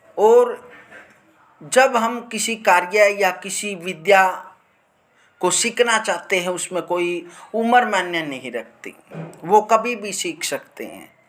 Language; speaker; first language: Hindi; native; Hindi